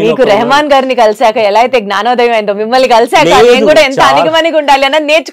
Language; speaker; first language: Telugu; native; Telugu